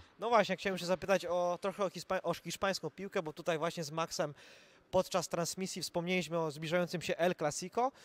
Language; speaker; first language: Polish; native; Polish